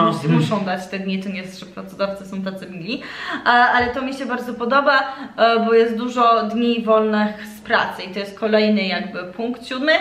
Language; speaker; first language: Polish; early bilingual, heritage; Polish